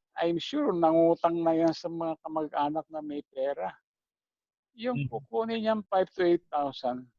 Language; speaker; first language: Filipino; native; Filipino